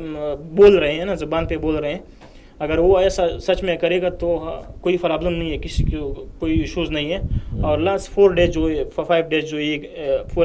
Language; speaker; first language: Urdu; non-native, fluent; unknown